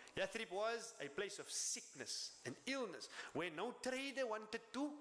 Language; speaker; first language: English; native; English